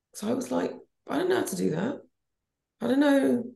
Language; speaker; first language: English; native; English